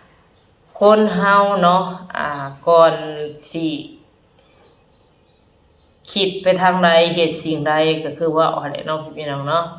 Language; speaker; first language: Thai; non-native, local second language; Lao